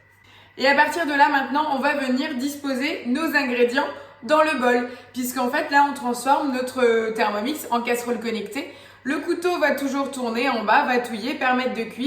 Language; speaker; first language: French; native; French